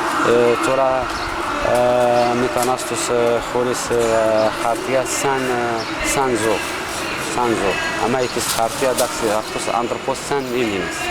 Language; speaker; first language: Greek; non-native, learner; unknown